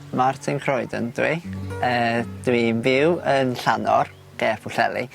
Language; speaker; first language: Welsh; non-native, fluent; English